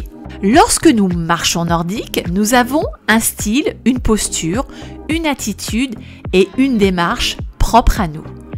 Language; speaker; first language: French; native; French